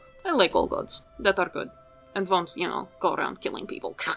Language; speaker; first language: English; native; English